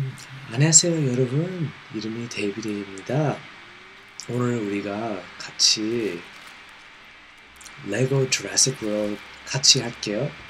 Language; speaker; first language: Korean; non-native, learner; English